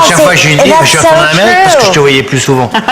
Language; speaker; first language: French; native; French